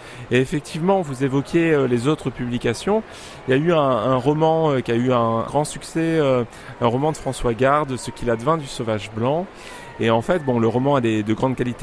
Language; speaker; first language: French; native; French